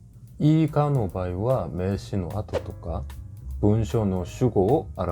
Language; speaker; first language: Japanese; non-native, fluent; Korean